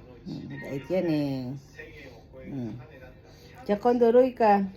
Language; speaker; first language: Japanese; non-native, fluent; Filipino